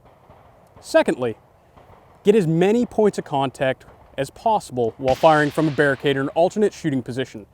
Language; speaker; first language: English; native; English